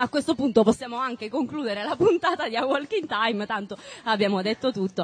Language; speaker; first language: Italian; native; Italian